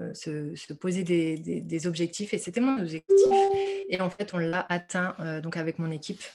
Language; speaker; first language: French; native; French